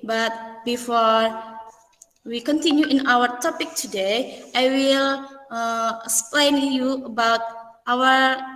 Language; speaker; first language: English; non-native, fluent; Indonesian